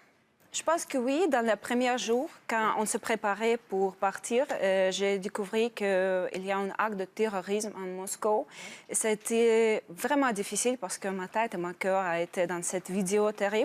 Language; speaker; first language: French; non-native, learner; Russian